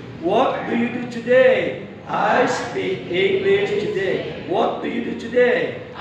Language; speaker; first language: English; non-native, fluent; Indonesian